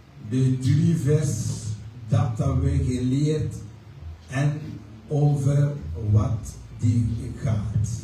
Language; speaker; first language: Dutch; non-native, learner; French